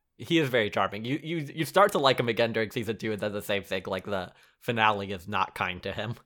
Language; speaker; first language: English; early bilingual, other home language; Arabic